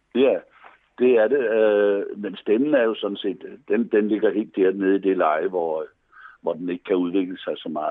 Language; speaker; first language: Danish; native; Danish